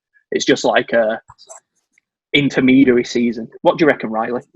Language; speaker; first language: English; native; English